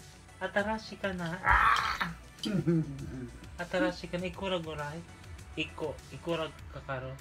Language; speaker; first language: Japanese; non-native, local second language; Filipino